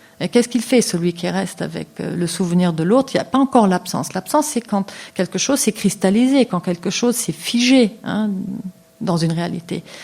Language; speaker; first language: French; non-native, local second language; Luxembourgish